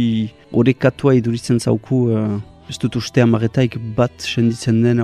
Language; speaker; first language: Basque; native; Basque